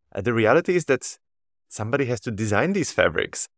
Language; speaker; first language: English; non-native, fluent; Slovak